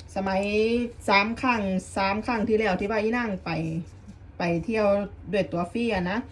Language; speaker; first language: Thai; non-native, local second language; Northeastern Thai